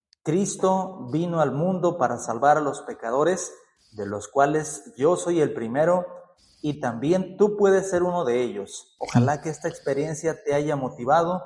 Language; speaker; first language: Spanish; native; Spanish